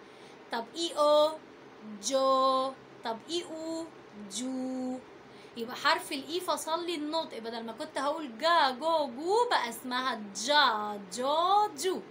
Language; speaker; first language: Arabic; native; Arabic